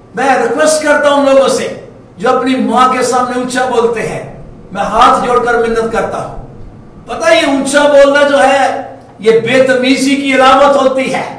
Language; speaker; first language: Urdu; non-native, local second language; Punjabi